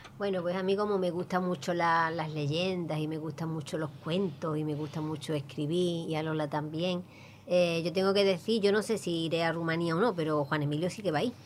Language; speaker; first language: Spanish; native; Spanish